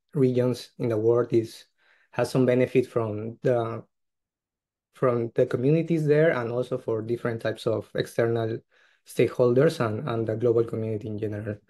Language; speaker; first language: English; non-native, fluent; Spanish